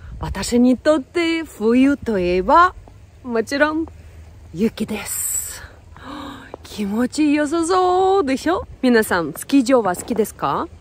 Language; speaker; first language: Japanese; non-native, fluent; Russian